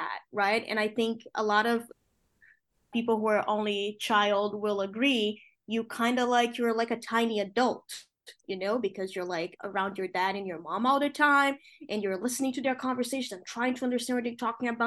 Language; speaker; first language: English; non-native, fluent; Portuguese